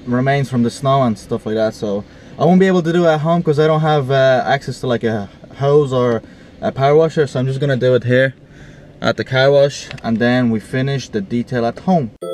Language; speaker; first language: English; native; English